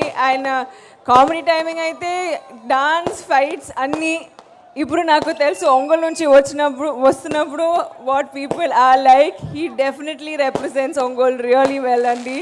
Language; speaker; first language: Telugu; non-native, learner; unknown